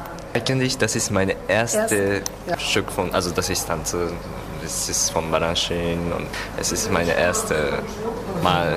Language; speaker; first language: German; non-native, learner; Japanese